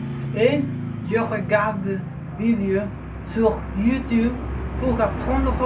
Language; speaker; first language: French; non-native, learner; Spanish